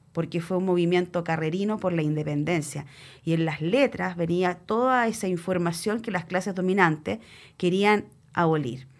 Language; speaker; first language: Spanish; native; Spanish